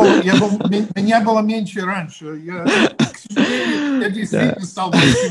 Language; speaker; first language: Russian; non-native, fluent; English